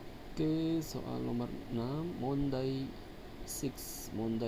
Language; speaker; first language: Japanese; non-native, learner; Indonesian